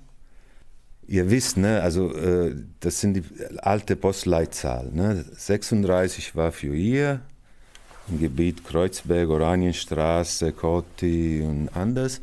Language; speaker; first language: German; non-native, fluent; Italian